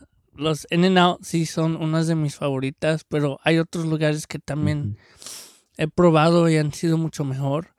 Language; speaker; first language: Spanish; early bilingual, heritage; Spanish